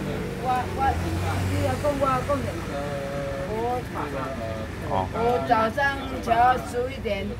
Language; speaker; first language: Chinese; non-native, local second language; Min Nan Chinese